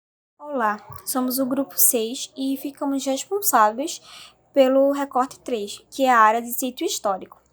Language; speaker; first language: Portuguese; native; Portuguese